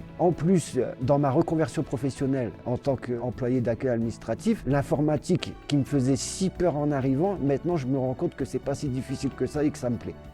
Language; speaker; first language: French; native; French